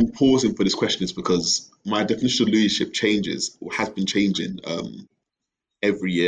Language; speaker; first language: English; native; English